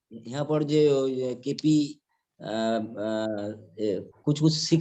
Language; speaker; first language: Hindi; non-native, local second language; Bangla